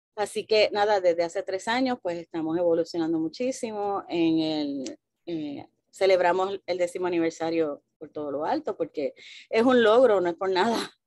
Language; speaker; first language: Spanish; early bilingual, heritage; Spanish